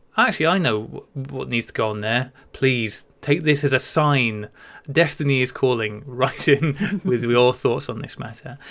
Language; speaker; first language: English; native; English